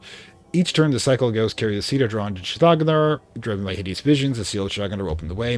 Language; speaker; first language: English; native; English